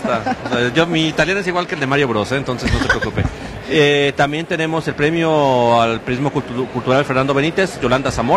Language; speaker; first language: Spanish; native; Spanish